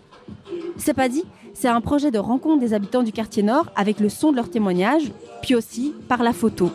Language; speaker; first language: French; native; French